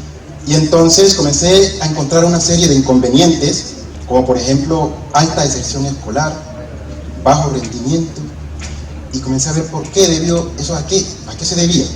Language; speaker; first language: Spanish; native; Spanish